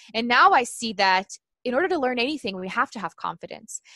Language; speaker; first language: English; non-native, fluent; Portuguese